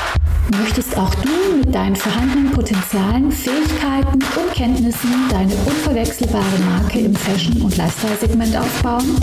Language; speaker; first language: German; native; German